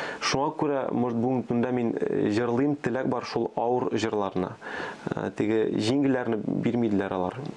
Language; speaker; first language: Tatar; early bilingual, other home language; Armenian